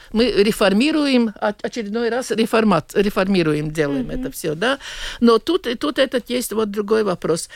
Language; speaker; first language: Russian; non-native, local second language; Latvian